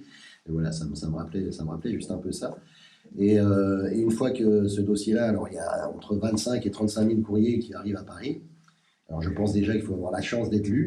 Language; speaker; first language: French; native; French